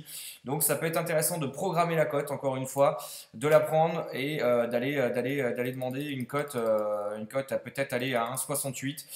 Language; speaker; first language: French; native; French